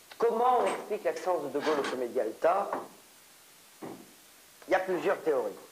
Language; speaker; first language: French; native; French